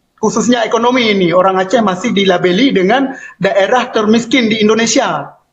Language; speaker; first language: Indonesian; non-native, local second language; Achinese